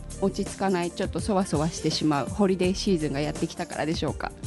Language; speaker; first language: Japanese; native; Japanese